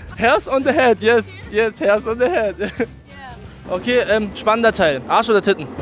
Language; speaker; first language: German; early bilingual, other home language; Polish